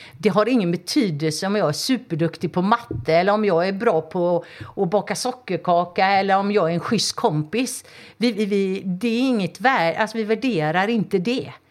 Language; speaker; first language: Swedish; native; Swedish